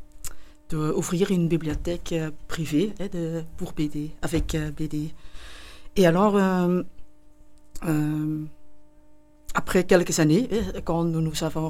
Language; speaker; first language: French; non-native, local second language; Dutch